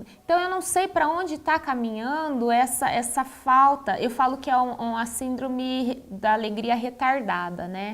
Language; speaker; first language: Portuguese; native; Portuguese